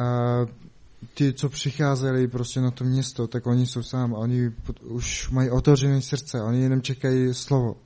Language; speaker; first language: Czech; non-native, learner; Mongolian